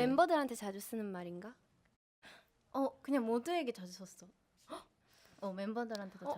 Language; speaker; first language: Korean; non-native, fluent; Japanese